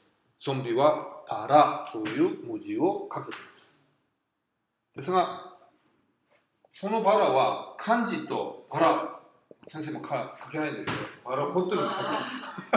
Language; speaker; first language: Japanese; non-native, fluent; Korean